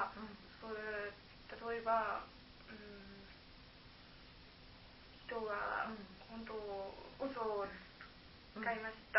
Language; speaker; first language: Japanese; non-native, learner; German